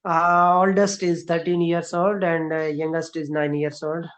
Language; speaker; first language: English; non-native, learner; Hindi